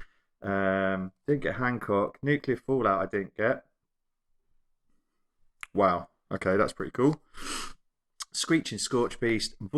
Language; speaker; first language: English; native; English